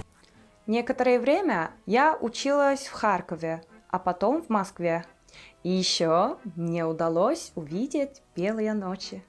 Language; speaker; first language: Russian; non-native, fluent; Turkish